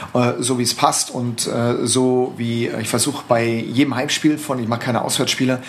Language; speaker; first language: German; native; German